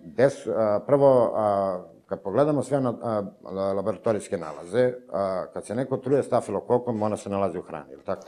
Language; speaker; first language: Serbian; native; Serbian